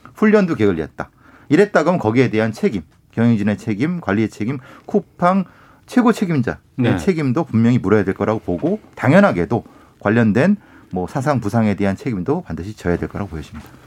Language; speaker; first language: Korean; native; Korean